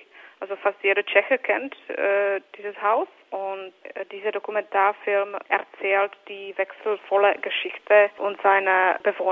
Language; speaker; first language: German; non-native, fluent; Czech